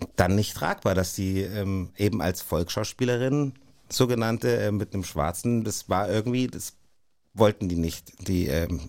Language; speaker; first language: German; native; German